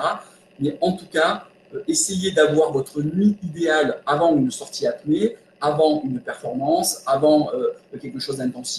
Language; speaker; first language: French; native; French